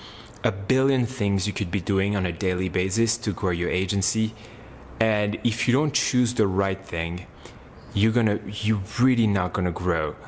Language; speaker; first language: English; non-native, fluent; French